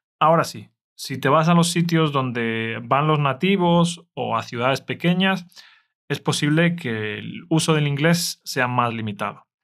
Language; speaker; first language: Spanish; native; Spanish